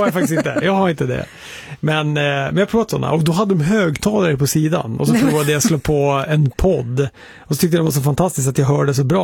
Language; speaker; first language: Swedish; native; Swedish